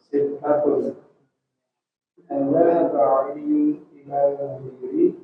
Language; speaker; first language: Arabic; non-native, learner; Indonesian